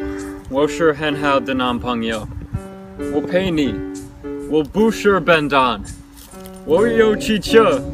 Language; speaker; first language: Chinese; non-native, learner; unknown